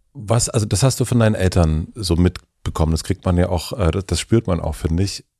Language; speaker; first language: German; native; German